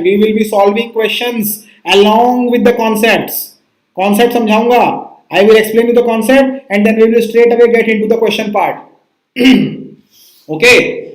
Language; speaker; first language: English; non-native, local second language; Hindi